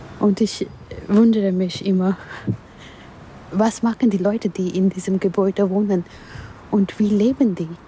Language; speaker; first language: German; non-native, learner; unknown